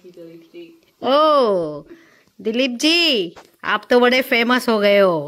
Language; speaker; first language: Hindi; non-native, local second language; Marathi